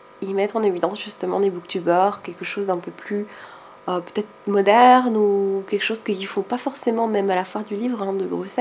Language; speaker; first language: French; native; French